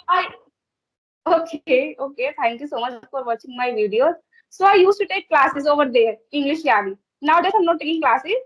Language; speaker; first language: English; non-native, learner; Hindi